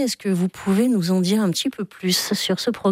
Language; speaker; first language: French; native; French